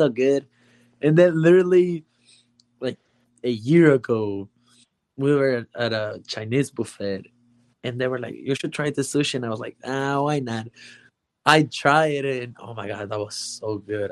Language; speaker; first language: English; non-native, fluent; Spanish